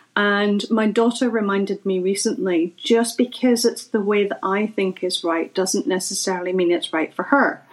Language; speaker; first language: English; native; English